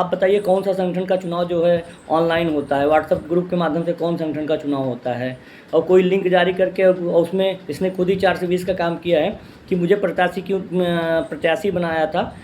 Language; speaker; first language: Hindi; native; Hindi